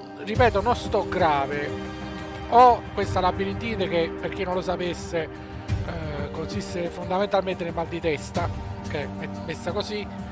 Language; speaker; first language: Italian; native; Italian